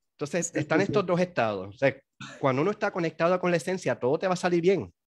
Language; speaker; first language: Spanish; native; Spanish